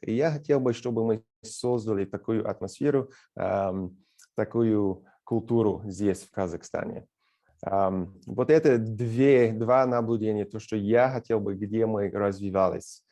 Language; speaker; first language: Russian; non-native, fluent; English